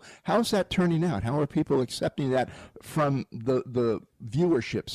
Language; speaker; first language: English; native; English